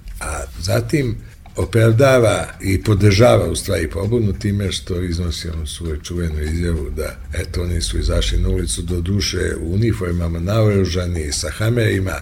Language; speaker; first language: Serbian; native; Serbian